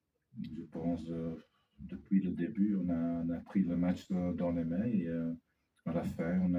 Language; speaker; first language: French; non-native, fluent; Dutch